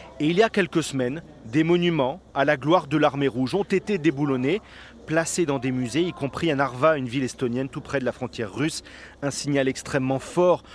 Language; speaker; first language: French; native; French